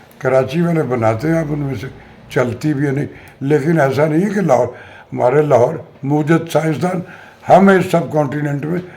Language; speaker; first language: Urdu; non-native, local second language; Punjabi